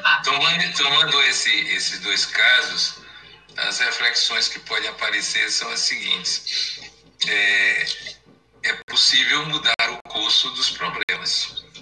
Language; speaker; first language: Portuguese; native; Portuguese